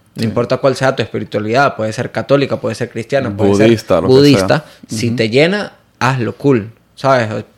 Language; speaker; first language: Spanish; native; Spanish